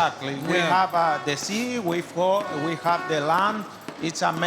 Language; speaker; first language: English; non-native, learner; Spanish